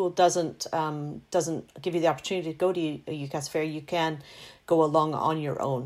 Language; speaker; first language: English; native; English